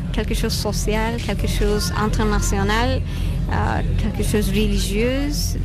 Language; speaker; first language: French; non-native, fluent; Turkish